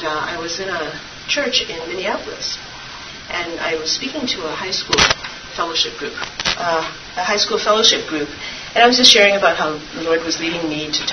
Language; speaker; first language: English; native; English